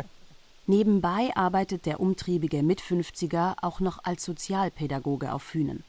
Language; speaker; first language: German; native; German